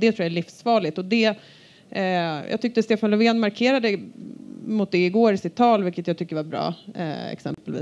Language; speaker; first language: Swedish; native; Swedish